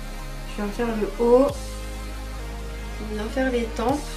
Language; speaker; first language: French; native; French